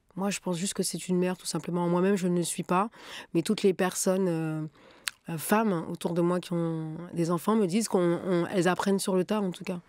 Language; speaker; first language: French; native; French